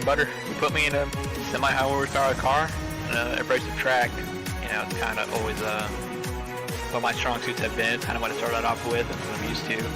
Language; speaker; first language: English; native; English